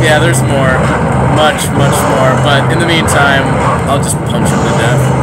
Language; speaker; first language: English; native; English